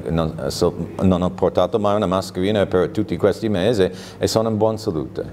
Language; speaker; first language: Italian; non-native, fluent; English